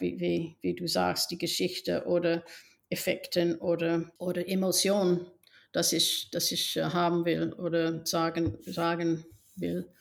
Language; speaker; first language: German; non-native, fluent; English